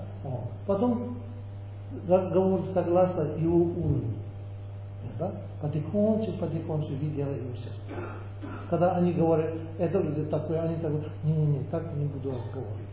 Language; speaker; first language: Russian; non-native, learner; Tibetan